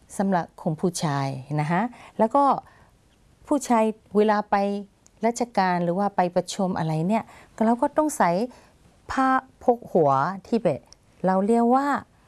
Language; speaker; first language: Thai; non-native, fluent; Burmese